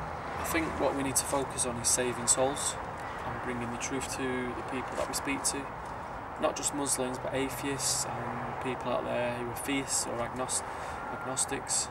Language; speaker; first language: English; native; English